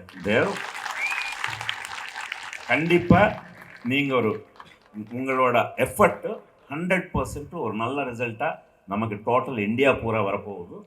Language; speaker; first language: Tamil; non-native, local second language; Telugu